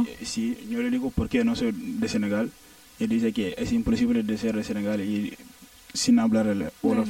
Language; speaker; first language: Spanish; non-native, learner; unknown